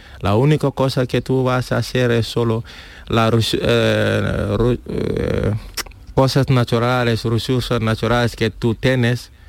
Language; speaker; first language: Spanish; non-native, learner; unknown